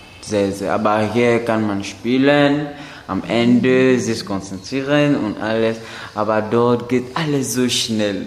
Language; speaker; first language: German; non-native, learner; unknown